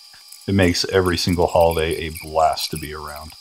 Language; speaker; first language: English; native; English